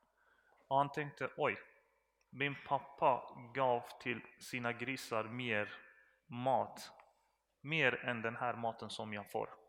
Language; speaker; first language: Swedish; non-native, learner; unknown